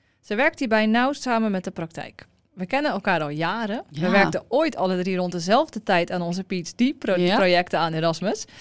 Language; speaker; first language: Dutch; native; Dutch